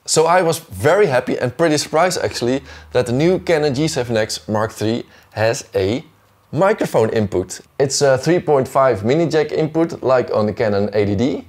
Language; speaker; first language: English; non-native, fluent; Dutch